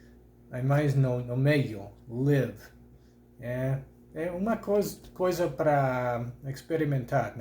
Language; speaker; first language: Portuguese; non-native, learner; English